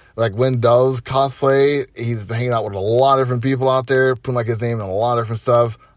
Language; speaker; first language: English; native; English